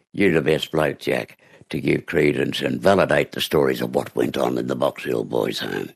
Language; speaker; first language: English; native; English